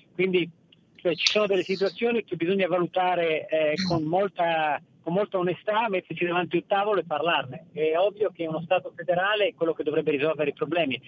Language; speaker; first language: Italian; native; Italian